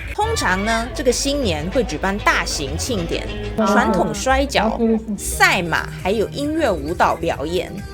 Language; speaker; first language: Chinese; native; Chinese